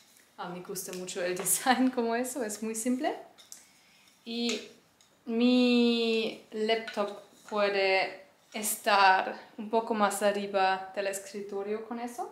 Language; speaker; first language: Spanish; non-native, learner; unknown